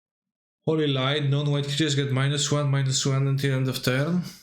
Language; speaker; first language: English; non-native, fluent; Polish